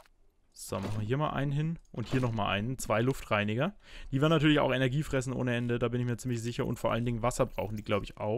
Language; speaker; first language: German; native; German